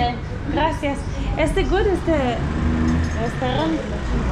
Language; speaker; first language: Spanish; non-native, learner; Hebrew